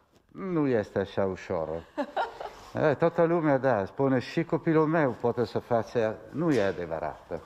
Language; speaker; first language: Romanian; non-native, learner; Italian